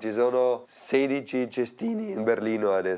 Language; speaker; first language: Italian; non-native, fluent; German